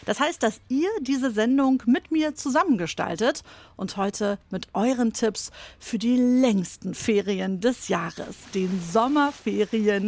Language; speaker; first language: German; native; German